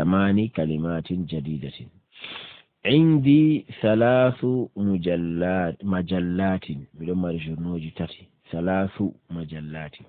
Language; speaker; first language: Arabic; non-native, fluent; Fula